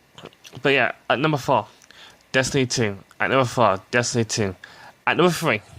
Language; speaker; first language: English; native; English